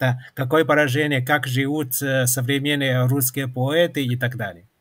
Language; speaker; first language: Russian; non-native, fluent; Chinese